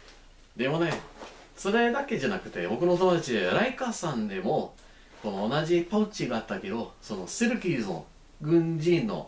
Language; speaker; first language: Japanese; non-native, learner; English